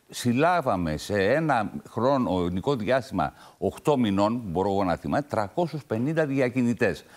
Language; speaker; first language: Greek; native; Greek